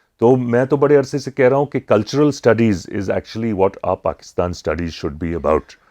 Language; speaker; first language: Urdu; native; Urdu